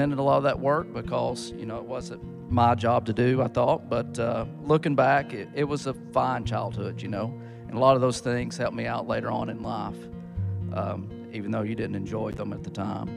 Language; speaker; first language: English; native; English